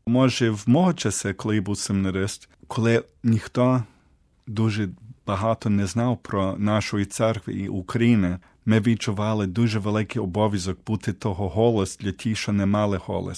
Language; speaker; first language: Ukrainian; early bilingual, heritage; Ukrainian